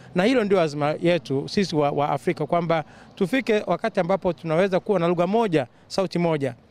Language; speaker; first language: Swahili; native; Swahili